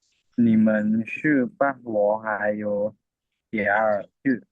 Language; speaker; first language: Chinese; non-native, learner; Lao